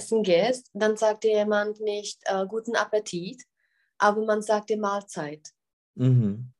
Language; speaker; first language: German; non-native, fluent; Czech